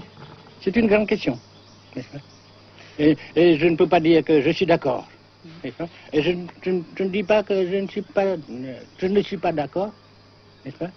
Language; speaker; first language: French; non-native, fluent; Vietnamese